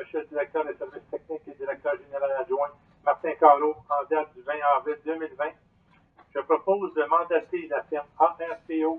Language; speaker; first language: French; native; French